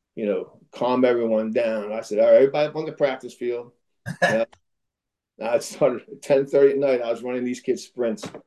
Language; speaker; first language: English; native; English